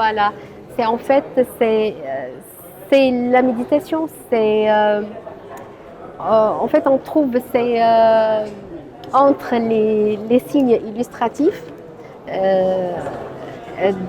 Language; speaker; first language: French; non-native, local second language; Arabic